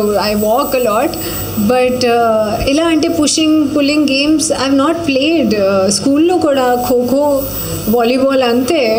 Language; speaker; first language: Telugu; non-native, learner; Hindi